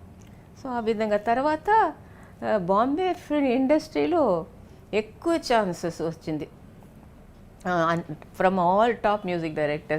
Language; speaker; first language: Telugu; non-native, fluent; Tamil